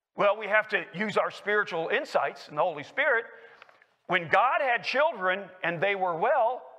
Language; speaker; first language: English; native; English